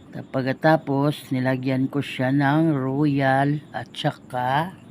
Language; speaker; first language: Filipino; non-native, local second language; Cebuano